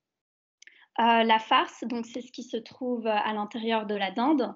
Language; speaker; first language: French; native; French